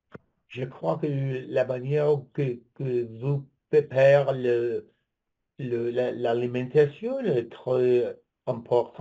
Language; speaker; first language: French; non-native, learner; English